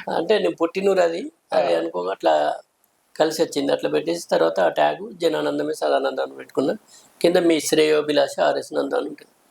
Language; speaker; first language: Telugu; native; Telugu